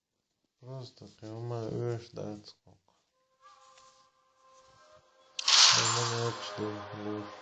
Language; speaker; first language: Russian; non-native, local second language; Chechen